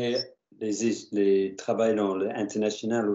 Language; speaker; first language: French; non-native, fluent; English